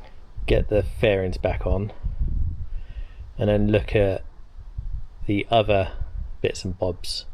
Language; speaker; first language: English; native; English